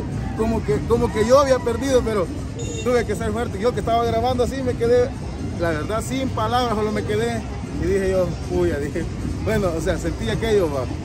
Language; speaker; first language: Spanish; native; Spanish